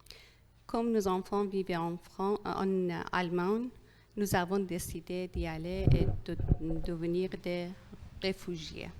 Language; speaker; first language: French; non-native, learner; Persian